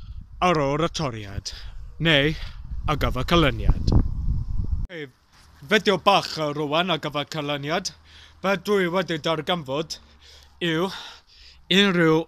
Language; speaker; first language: Welsh; non-native, learner; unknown